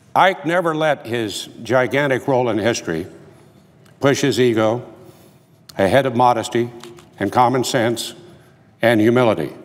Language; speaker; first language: English; native; English